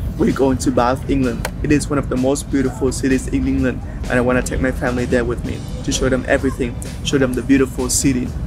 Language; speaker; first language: English; non-native, fluent; Vietnamese